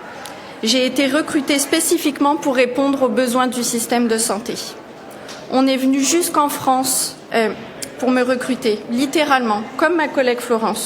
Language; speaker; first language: French; native; French